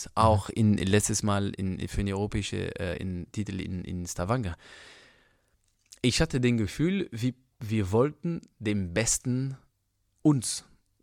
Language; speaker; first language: German; non-native, fluent; French